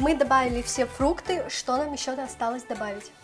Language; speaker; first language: Russian; native; Russian